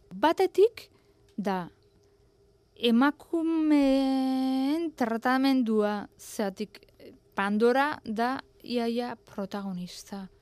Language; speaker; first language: Basque; native; Basque